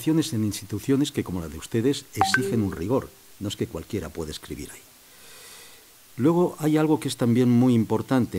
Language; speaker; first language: Spanish; native; Spanish